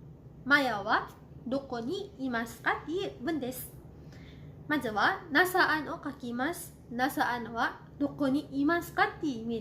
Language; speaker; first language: Japanese; non-native, fluent; Cebuano